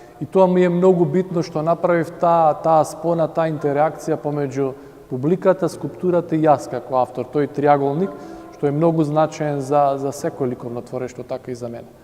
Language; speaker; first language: Macedonian; early bilingual, heritage; Macedonian